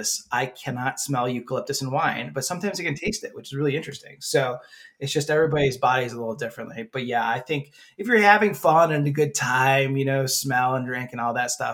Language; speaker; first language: English; native; English